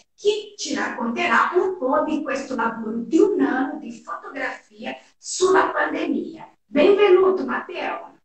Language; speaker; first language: Italian; non-native, fluent; Portuguese